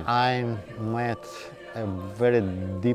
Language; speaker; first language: English; non-native, learner; Ukrainian